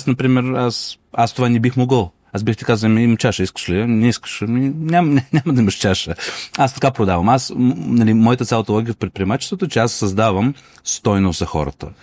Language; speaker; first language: Bulgarian; non-native, fluent; Russian